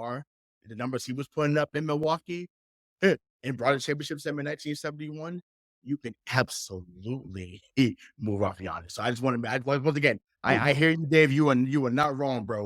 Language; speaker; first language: English; native; English